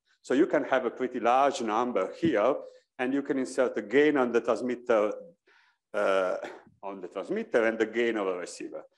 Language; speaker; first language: English; non-native, fluent; Italian